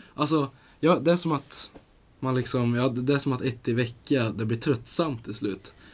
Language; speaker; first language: Swedish; native; Swedish